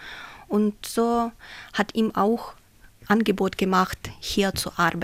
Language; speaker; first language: German; non-native, fluent; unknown